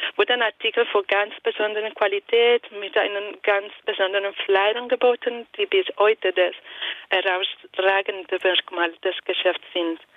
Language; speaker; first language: German; non-native, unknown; Italian